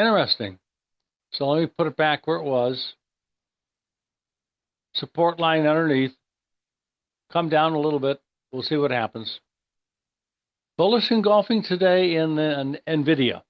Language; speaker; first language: English; native; English